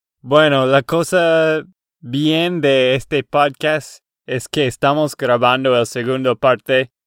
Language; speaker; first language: Spanish; non-native, learner; English